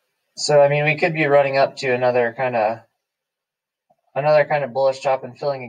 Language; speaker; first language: English; native; English